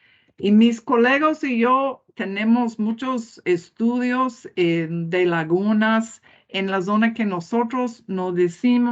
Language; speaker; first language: Spanish; non-native, fluent; English